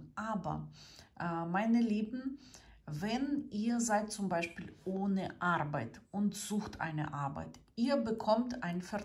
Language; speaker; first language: German; non-native, fluent; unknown